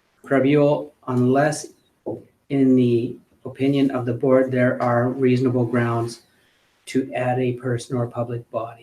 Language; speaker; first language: English; native; English